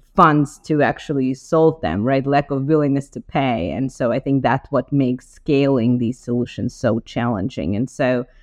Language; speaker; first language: English; non-native, fluent; Ukrainian